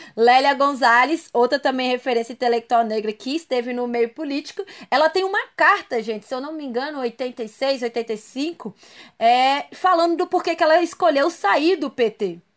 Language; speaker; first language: Portuguese; native; Portuguese